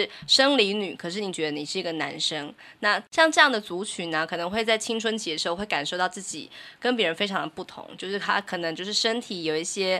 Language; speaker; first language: Chinese; native; Chinese